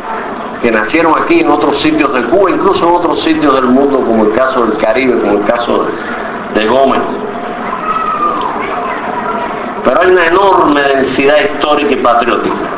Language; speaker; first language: Spanish; native; Spanish